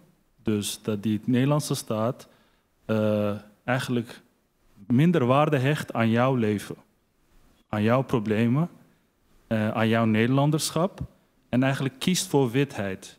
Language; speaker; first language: Dutch; early bilingual, other home language; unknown